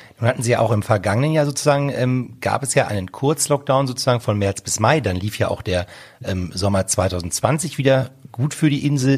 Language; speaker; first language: German; native; German